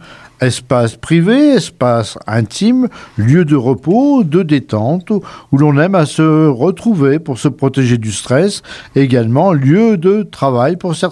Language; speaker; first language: French; native; French